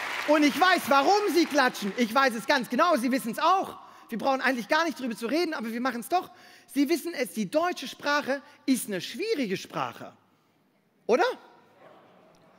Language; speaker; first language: German; non-native, fluent; Dutch